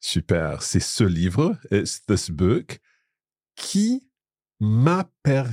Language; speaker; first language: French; non-native, fluent; English